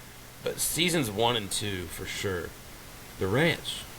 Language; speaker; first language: English; native; English